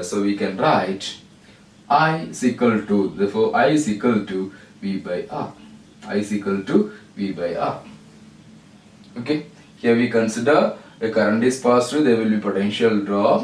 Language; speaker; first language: English; non-native, local second language; Malayalam